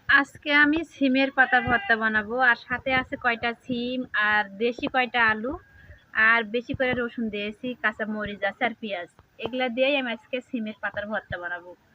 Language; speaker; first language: Bangla; native; Bangla